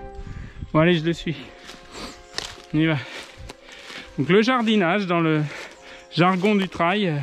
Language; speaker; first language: French; native; French